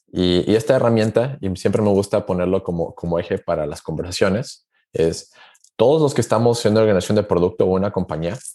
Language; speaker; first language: Spanish; native; Spanish